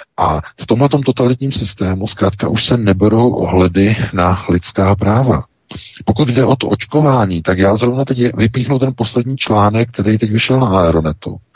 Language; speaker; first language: Czech; native; Czech